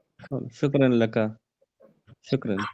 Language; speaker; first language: Arabic; non-native, learner; Urdu